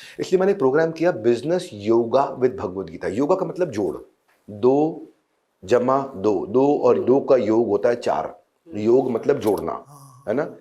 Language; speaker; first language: Hindi; native; Hindi